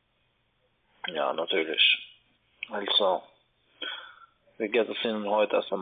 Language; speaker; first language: German; non-native, learner; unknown